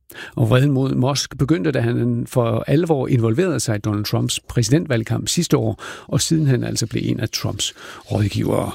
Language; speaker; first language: Danish; native; Danish